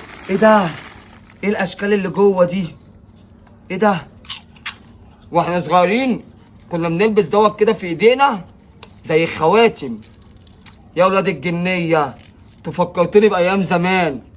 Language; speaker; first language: Arabic; native; Arabic